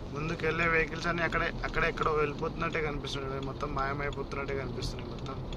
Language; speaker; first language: Telugu; native; Telugu